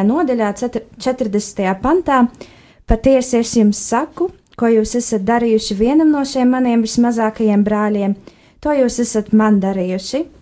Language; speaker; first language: Latvian; native; Latvian